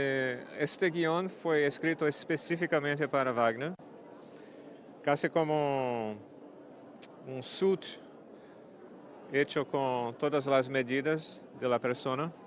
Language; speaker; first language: Spanish; non-native, fluent; Portuguese